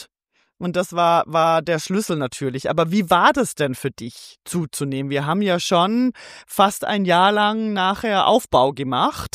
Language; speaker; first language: German; native; German